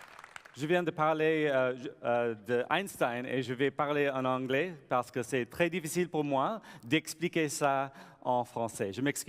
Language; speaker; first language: French; non-native, learner; English